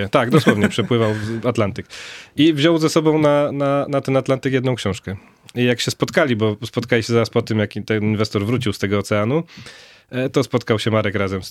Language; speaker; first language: Polish; native; Polish